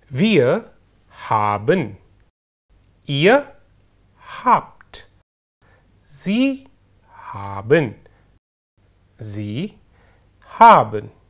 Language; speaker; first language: German; non-native, fluent; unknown